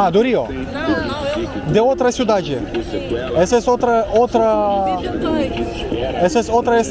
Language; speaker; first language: Portuguese; non-native, learner; Russian